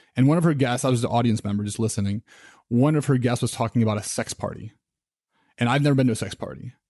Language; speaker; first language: English; native; English